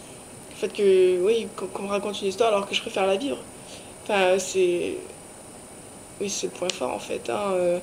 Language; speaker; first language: French; native; French